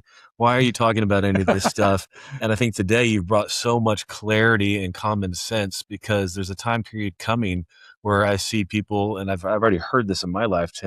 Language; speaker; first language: English; native; English